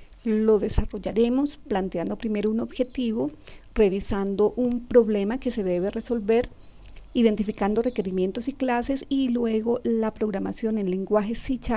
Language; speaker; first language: Spanish; native; Spanish